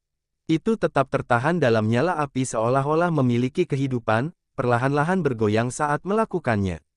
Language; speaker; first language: Indonesian; native; Indonesian